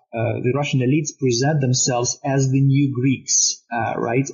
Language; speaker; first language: English; non-native, fluent; Romanian